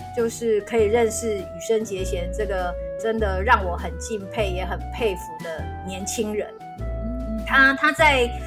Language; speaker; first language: Chinese; native; Chinese